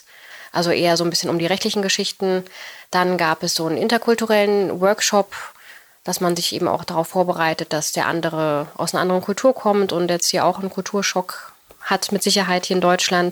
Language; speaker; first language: German; native; German